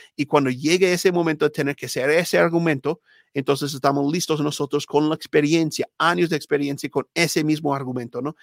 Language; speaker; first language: Spanish; non-native, fluent; English